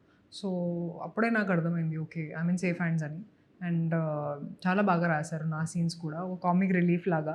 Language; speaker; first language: Telugu; non-native, local second language; Hindi